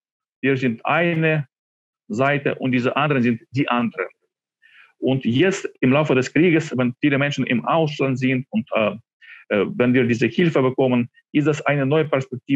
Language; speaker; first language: German; non-native, fluent; Ukrainian